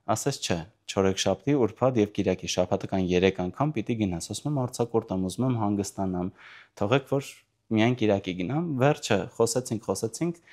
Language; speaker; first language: Armenian; early bilingual, heritage; Armenian